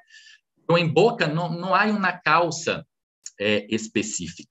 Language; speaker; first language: Spanish; non-native, fluent; Portuguese